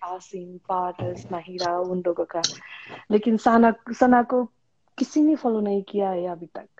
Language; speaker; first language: Hindi; non-native, local second language; Nepali